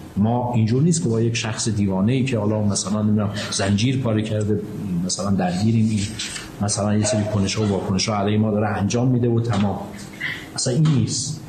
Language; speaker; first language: Persian; native; Persian